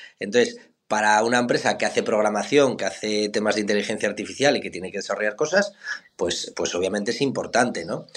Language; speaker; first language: Spanish; native; Spanish